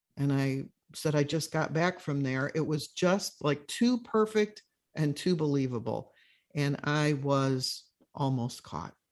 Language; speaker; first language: English; native; English